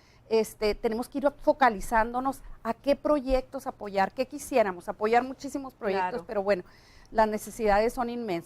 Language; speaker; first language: Spanish; native; Spanish